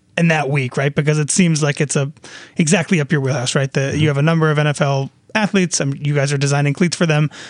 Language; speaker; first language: English; native; English